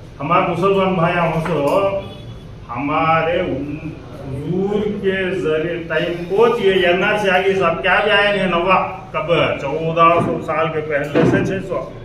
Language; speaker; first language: Hindi; non-native, local second language; Urdu